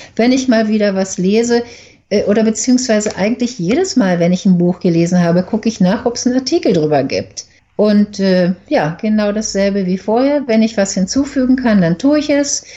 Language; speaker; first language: German; native; German